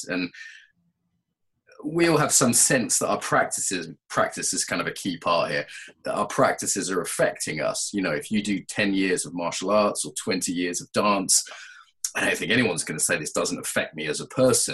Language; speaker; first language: English; native; English